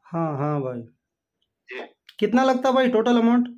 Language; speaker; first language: Hindi; non-native, local second language; Kannada